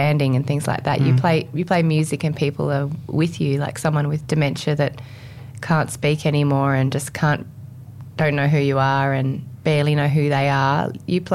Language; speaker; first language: English; native; English